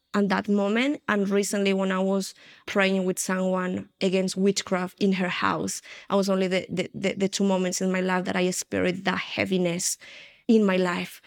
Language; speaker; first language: English; non-native, fluent; Spanish